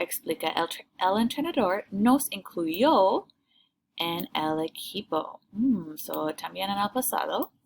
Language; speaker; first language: Spanish; non-native, learner; English